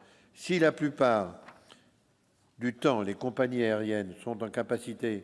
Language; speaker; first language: French; native; French